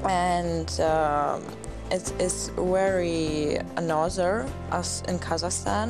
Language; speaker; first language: English; non-native, learner; German